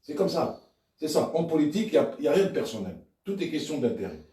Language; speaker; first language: French; non-native, local second language; Arabic